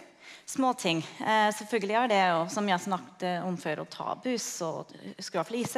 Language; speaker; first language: Norwegian; non-native, fluent; English